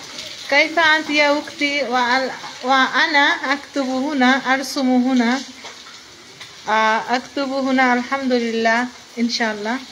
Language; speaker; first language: Arabic; non-native, learner; Bangla